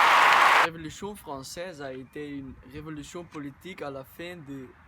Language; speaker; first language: French; non-native, learner; Dutch